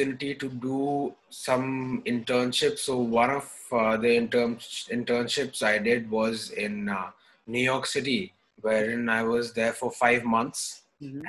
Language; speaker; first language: English; non-native, local second language; Hindi